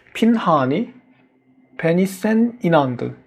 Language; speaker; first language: Turkish; non-native, learner; Korean